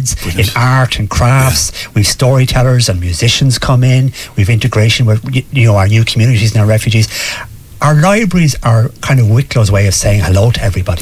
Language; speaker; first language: English; native; English